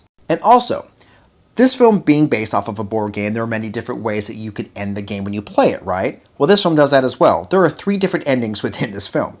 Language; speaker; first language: English; native; English